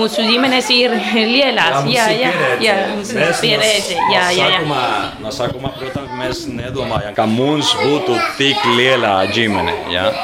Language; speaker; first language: Latvian; non-native, learner; Spanish